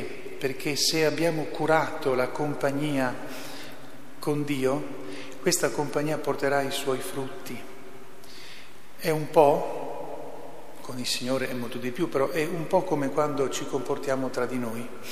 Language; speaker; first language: Italian; native; Italian